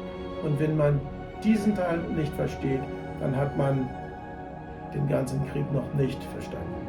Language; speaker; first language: German; non-native, fluent; English